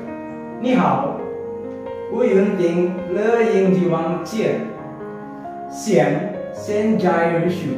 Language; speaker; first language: Chinese; non-native, learner; Indonesian